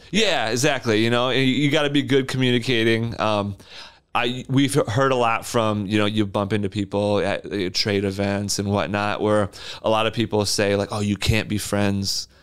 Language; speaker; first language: English; native; English